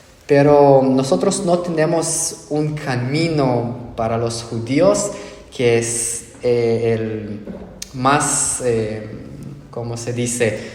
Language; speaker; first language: Spanish; non-native, fluent; Hebrew